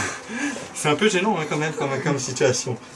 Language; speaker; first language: French; native; French